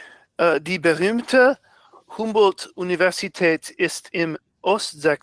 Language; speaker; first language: German; non-native, learner; English